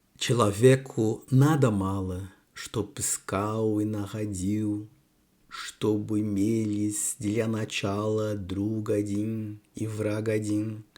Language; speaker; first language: Russian; non-native, fluent; Portuguese